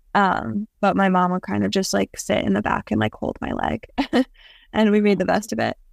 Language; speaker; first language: English; native; English